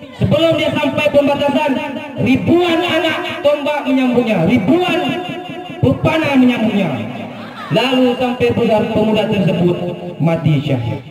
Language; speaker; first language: Indonesian; non-native, local second language; Achinese